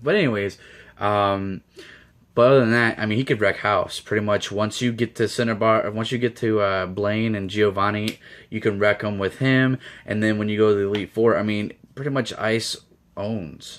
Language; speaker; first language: English; native; English